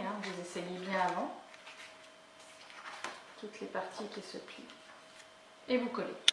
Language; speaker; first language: French; native; French